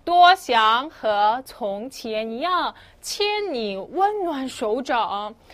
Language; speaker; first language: Chinese; non-native, fluent; Korean